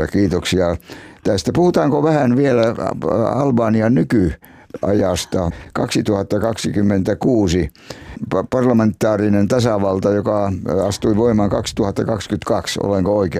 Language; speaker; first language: Finnish; native; Finnish